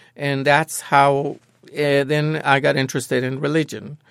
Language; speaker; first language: English; non-native, fluent; Persian